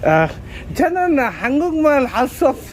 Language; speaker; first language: Korean; non-native, learner; Bangla